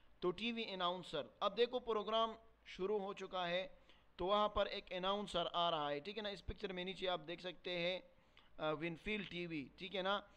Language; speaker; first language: Urdu; non-native, local second language; Pashto